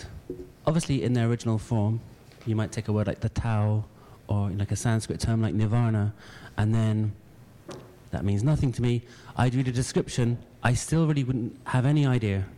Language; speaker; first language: English; native; English